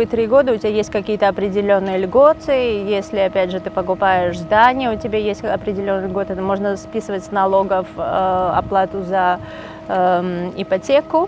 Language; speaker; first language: Russian; native; Russian